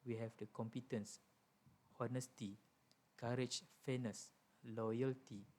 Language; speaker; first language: English; non-native, local second language; Malay